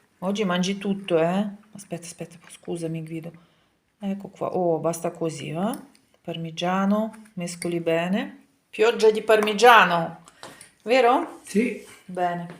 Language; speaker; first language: Italian; non-native, fluent; Ukrainian